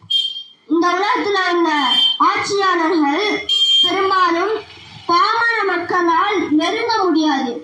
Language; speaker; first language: Tamil; native; Tamil